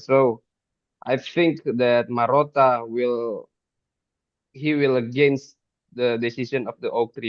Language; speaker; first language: English; non-native, fluent; Indonesian